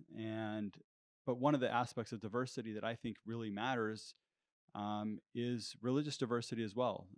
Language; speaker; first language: English; early bilingual, heritage; English